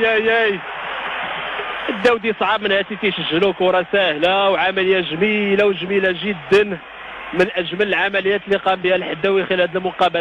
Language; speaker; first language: Arabic; native; Arabic